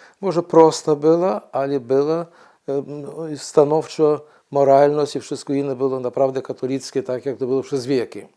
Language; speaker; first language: Polish; non-native, fluent; Ukrainian